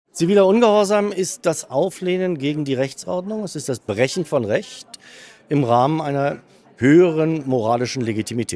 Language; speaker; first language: German; native; German